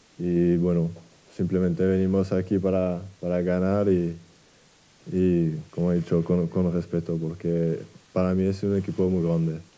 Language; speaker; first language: Spanish; non-native, fluent; French